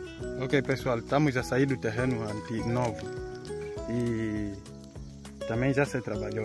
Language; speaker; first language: Portuguese; non-native, fluent; Vietnamese